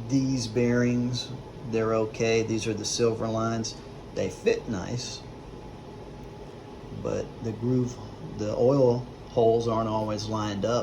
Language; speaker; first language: English; native; English